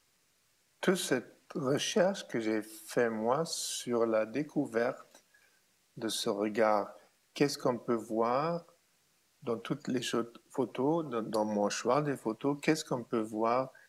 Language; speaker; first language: French; non-native, fluent; German